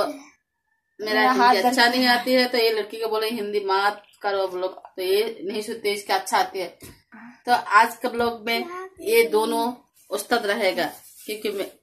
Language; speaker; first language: Hindi; non-native, learner; Bangla